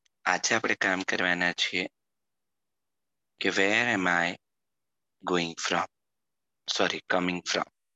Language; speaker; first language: English; non-native, local second language; Gujarati